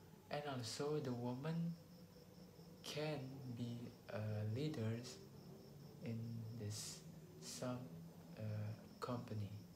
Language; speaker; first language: English; non-native, learner; Indonesian